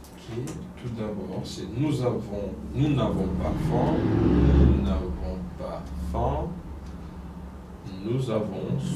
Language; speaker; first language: French; non-native, fluent; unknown